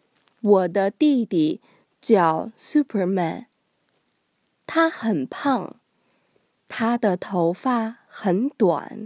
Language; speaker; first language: Chinese; non-native, learner; English